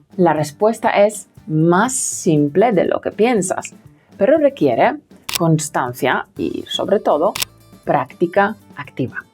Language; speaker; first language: Spanish; non-native, fluent; Polish